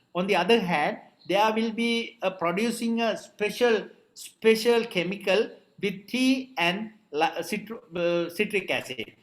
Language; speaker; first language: English; non-native, local second language; Sinhala